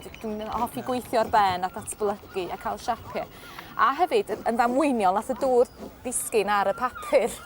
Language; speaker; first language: Welsh; native; Welsh